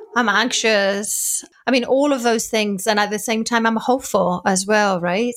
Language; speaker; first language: English; non-native, fluent; Spanish